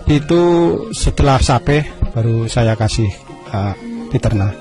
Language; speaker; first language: Indonesian; non-native, local second language; Javanese